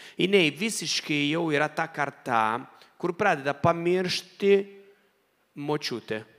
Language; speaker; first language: Lithuanian; non-native, fluent; Italian